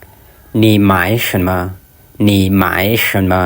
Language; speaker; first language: Chinese; non-native, fluent; Lao